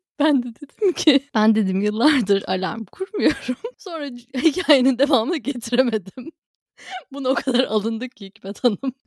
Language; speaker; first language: Turkish; native; Turkish